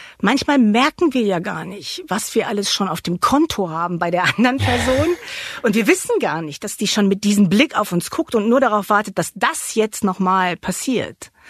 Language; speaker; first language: German; native; German